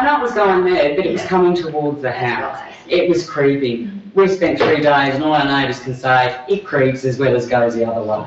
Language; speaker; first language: English; native; English